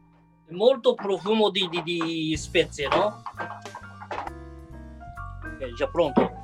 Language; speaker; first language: Italian; non-native, learner; Japanese